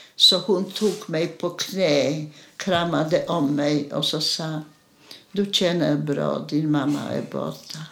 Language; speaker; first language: Swedish; non-native, fluent; Polish